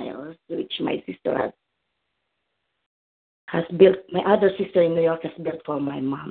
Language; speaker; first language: English; non-native, local second language; Filipino